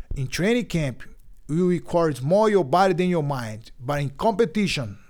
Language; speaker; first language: English; non-native, learner; Portuguese